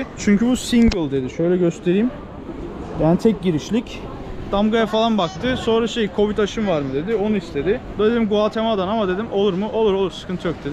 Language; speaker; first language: Turkish; native; Turkish